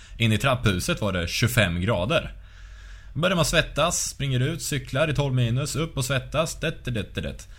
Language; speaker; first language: Swedish; native; Swedish